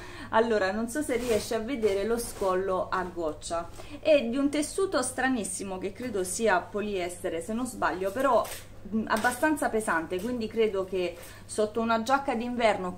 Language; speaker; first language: Italian; native; Italian